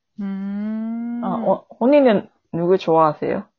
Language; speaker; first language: Korean; non-native, learner; Japanese